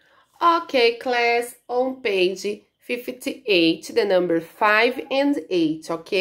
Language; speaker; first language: English; non-native, learner; Portuguese